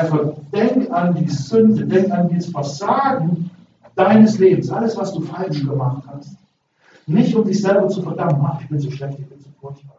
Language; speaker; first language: German; native; German